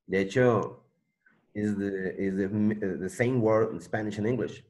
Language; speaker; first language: English; non-native, learner; Spanish